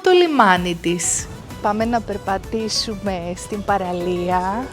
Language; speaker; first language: Greek; native; Greek